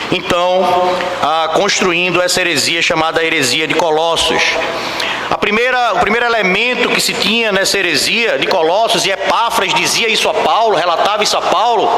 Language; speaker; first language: Portuguese; native; Portuguese